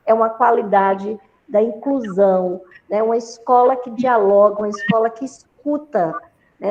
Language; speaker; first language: Portuguese; native; Portuguese